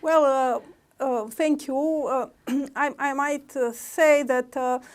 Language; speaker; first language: English; non-native, fluent; Romanian